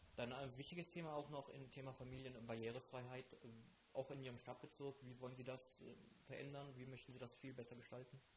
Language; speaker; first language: German; native; German